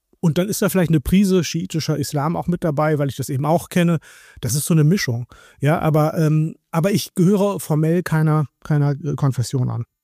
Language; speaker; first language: German; native; German